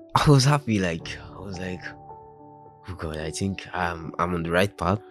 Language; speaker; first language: English; non-native, local second language; Yoruba